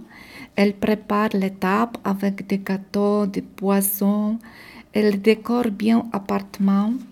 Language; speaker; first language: French; non-native, learner; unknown